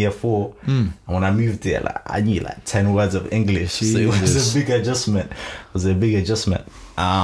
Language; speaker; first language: English; early bilingual, other home language; Shona